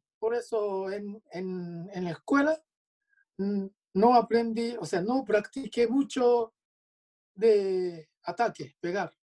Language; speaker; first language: Spanish; non-native, learner; Japanese